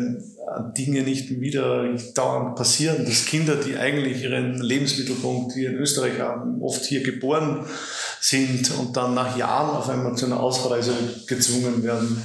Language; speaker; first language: German; native; German